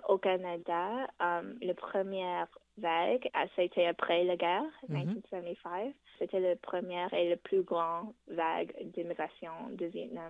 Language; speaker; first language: French; non-native, fluent; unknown